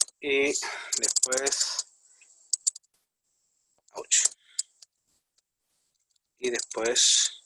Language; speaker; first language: Spanish; native; Spanish